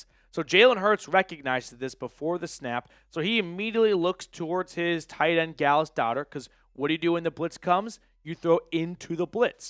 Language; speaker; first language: English; native; English